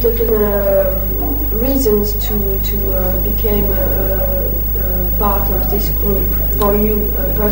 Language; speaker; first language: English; non-native, learner; French